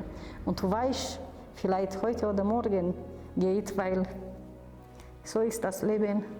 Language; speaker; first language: German; non-native, fluent; Romanian